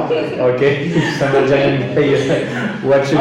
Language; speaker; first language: English; non-native, learner; French